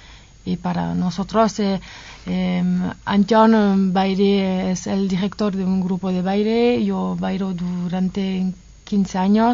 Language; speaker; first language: Spanish; non-native, fluent; French